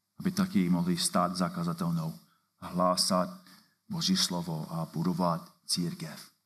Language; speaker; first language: Czech; non-native, fluent; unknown